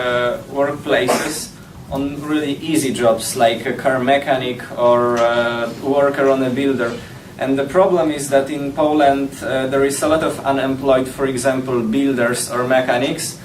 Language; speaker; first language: English; non-native, learner; Polish